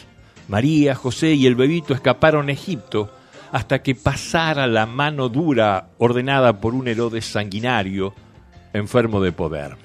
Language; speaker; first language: Spanish; native; Spanish